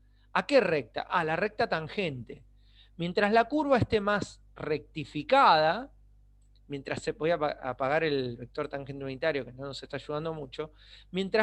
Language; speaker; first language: Spanish; native; Spanish